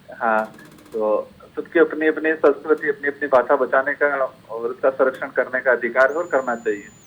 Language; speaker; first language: Hindi; non-native, local second language; Bhili